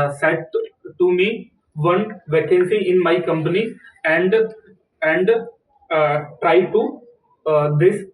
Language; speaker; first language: English; non-native, learner; Hindi